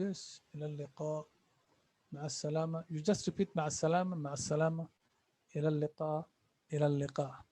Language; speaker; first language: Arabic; non-native, fluent; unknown